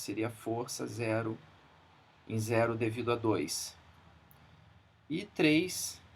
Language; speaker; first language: Portuguese; native; Portuguese